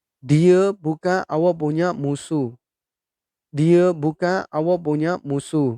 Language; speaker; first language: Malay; non-native, fluent; Burmese